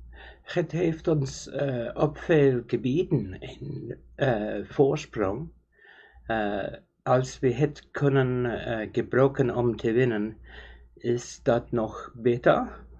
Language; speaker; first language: Dutch; non-native, learner; English